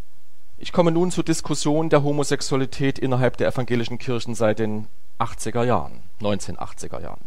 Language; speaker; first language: German; native; German